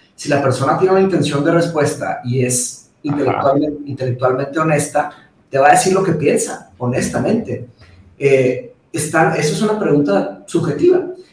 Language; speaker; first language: Spanish; early bilingual, other home language; Portuguese